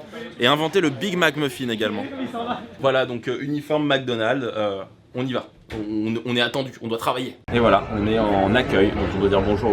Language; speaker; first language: French; native; French